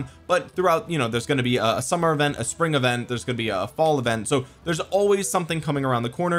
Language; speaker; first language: English; native; English